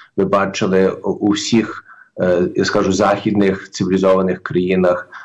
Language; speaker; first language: Ukrainian; early bilingual, heritage; Ukrainian